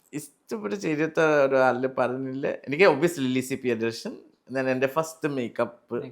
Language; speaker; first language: Malayalam; non-native, learner; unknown